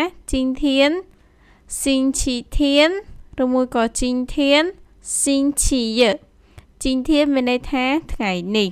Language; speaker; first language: Chinese; non-native, fluent; Khmer